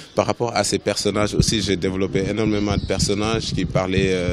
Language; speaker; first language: French; non-native, local second language; Wolof